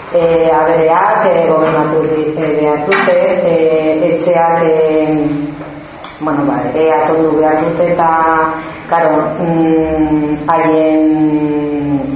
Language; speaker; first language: Basque; non-native, local second language; Spanish